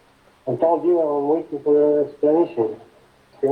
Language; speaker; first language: English; non-native, learner; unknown